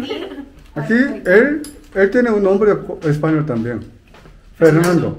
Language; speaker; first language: Spanish; non-native, learner; Korean